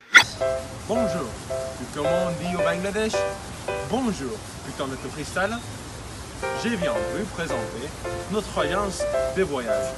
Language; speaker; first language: French; non-native, learner; Spanish